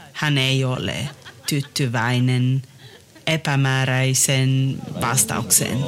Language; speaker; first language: Finnish; non-native, learner; Italian